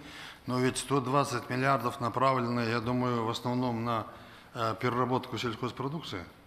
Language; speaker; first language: Russian; non-native, local second language; Kazakh